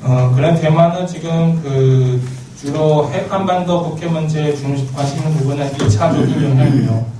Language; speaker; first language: Korean; non-native, learner; Chinese